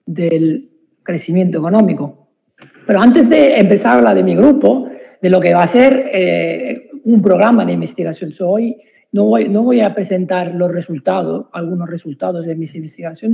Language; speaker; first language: Spanish; non-native, fluent; Italian